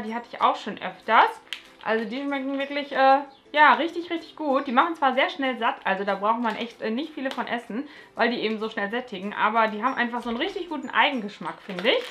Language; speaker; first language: German; native; German